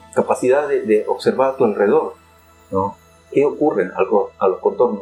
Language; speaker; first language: Spanish; native; Spanish